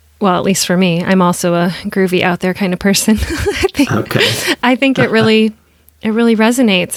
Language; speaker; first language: English; native; English